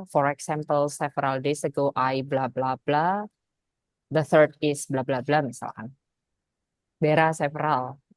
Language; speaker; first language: English; non-native, fluent; Indonesian